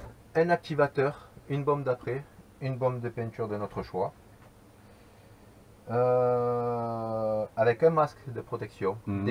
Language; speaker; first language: French; native; French